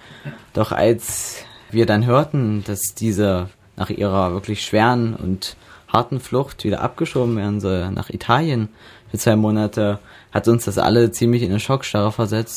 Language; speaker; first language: German; native; German